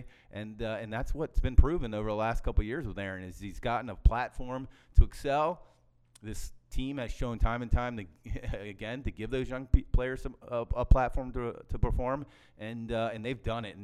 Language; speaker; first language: English; native; English